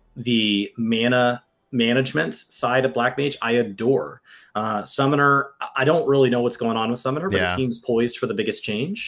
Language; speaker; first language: English; native; English